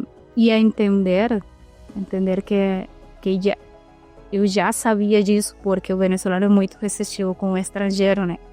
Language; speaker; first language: Portuguese; non-native, fluent; Spanish